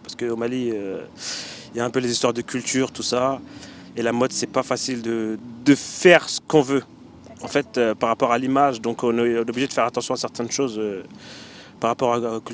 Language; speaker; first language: French; early bilingual, other home language; Bambara